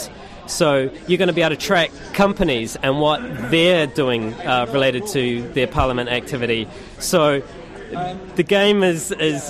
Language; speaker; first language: English; native; English